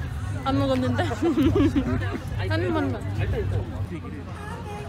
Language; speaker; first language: Korean; non-native, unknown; Polish